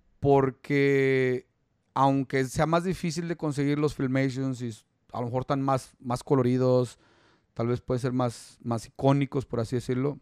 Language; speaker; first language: Spanish; native; Spanish